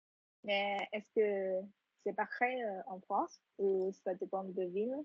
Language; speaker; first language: French; non-native, fluent; Vietnamese